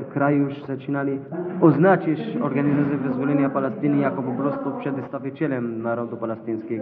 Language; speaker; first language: Polish; non-native, learner; Arabic